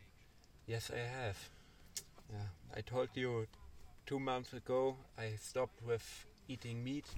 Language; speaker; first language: English; non-native, learner; German